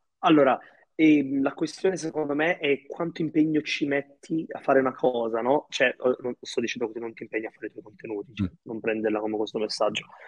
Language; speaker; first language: Italian; early bilingual, other home language; Arabic